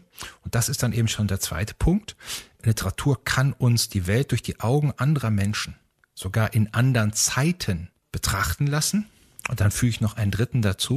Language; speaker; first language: German; native; German